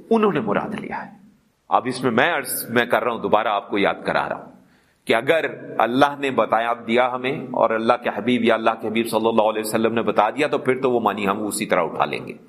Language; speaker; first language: Urdu; non-native, local second language; Punjabi